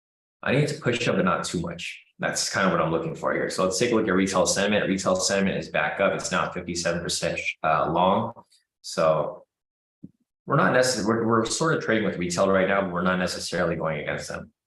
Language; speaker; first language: English; native; English